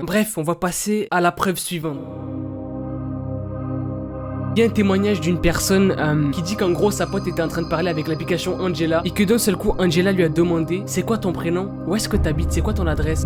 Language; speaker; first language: French; native; French